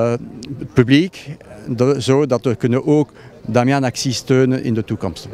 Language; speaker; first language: Dutch; non-native, fluent; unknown